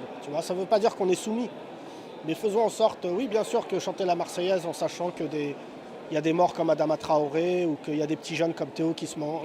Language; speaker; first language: French; native; French